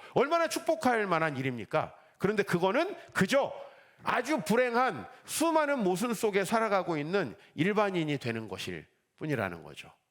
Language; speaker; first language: Korean; native; Korean